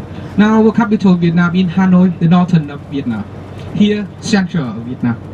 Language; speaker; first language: English; non-native, learner; Vietnamese